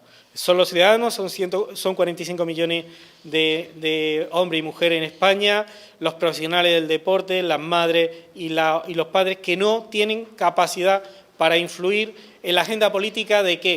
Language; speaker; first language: Spanish; native; Spanish